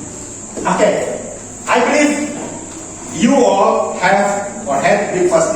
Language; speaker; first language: English; non-native, learner; Indonesian